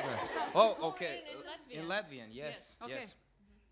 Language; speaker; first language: English; non-native, learner; Russian